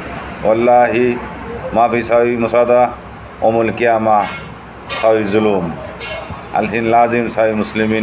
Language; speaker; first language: Arabic; non-native, learner; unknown